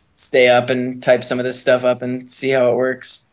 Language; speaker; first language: English; native; English